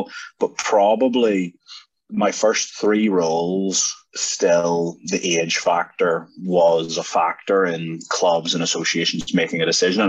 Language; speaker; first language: English; native; English